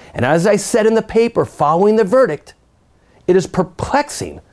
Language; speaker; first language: English; native; English